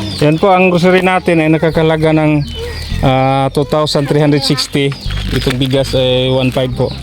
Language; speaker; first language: Filipino; non-native, local second language; Cebuano